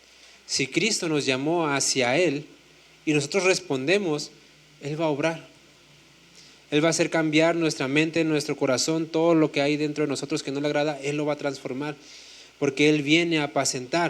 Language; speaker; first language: Spanish; native; Spanish